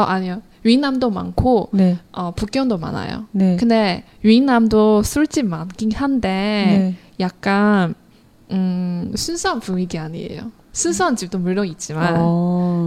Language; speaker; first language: Korean; non-native, learner; Chinese